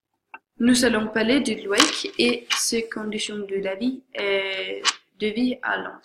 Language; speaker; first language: French; non-native, learner; Swedish